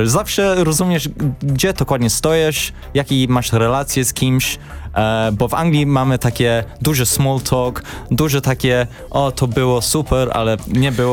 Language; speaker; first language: Polish; non-native, learner; English